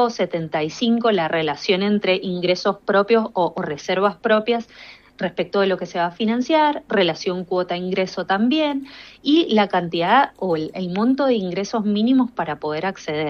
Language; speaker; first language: Spanish; native; Spanish